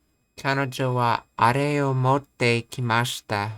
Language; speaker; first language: Japanese; non-native, learner; English